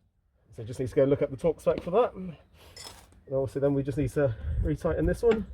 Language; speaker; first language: English; native; English